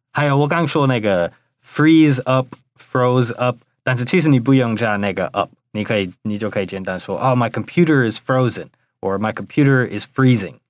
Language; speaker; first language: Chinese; non-native, fluent; English